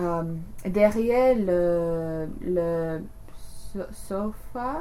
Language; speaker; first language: French; non-native, learner; English